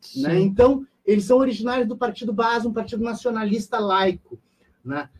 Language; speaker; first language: Portuguese; native; Portuguese